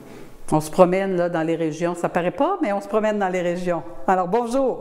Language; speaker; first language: French; native; French